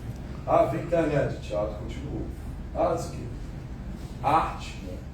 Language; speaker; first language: Portuguese; native; Portuguese